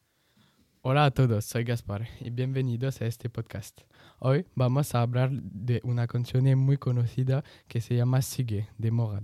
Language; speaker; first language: Spanish; non-native, learner; French